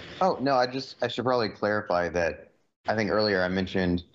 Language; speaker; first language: English; native; English